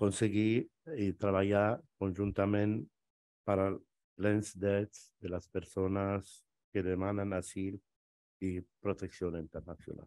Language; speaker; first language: Catalan; non-native, fluent; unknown